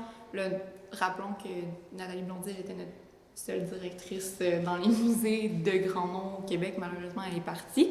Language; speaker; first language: French; native; French